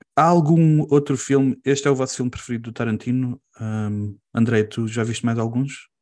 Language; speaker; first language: Portuguese; early bilingual, heritage; Portuguese